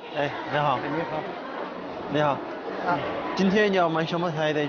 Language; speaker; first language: Chinese; non-native, learner; English